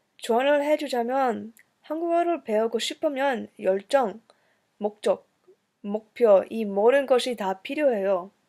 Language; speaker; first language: Korean; early bilingual, heritage; English